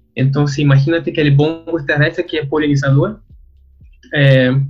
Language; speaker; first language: Spanish; non-native, learner; Portuguese